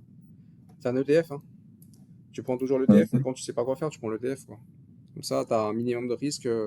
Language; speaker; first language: French; native; French